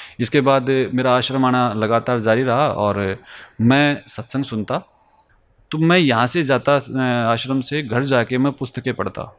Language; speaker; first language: Hindi; native; Hindi